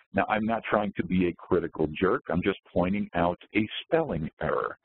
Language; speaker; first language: English; native; English